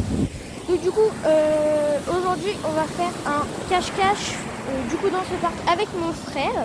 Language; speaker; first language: French; native; French